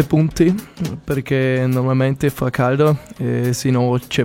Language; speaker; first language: Italian; non-native, learner; German